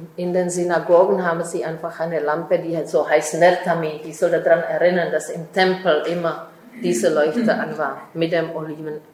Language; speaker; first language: German; non-native, fluent; Czech